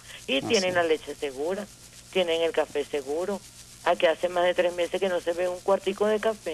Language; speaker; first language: Spanish; native; Spanish